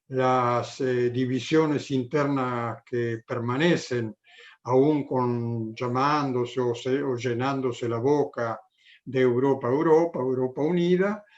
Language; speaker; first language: Spanish; non-native, fluent; Italian